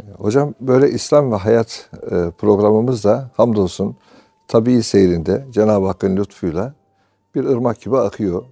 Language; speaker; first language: Turkish; native; Turkish